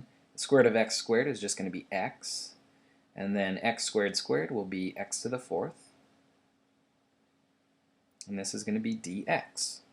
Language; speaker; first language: English; native; English